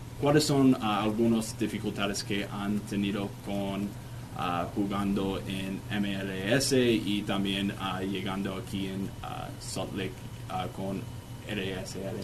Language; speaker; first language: Spanish; non-native, learner; English